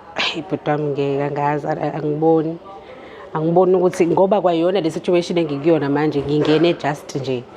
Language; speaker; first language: Zulu; native; Zulu